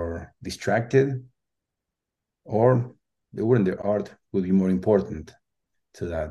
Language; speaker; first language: English; non-native, fluent; Spanish